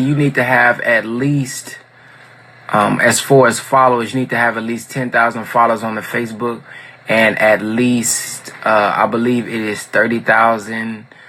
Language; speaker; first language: English; native; English